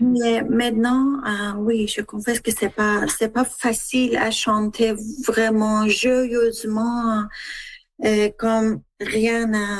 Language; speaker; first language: French; non-native, learner; Persian